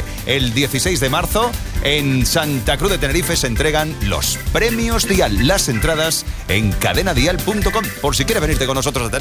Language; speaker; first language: Spanish; native; Spanish